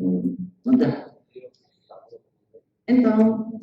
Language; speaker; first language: Portuguese; non-native, learner; Spanish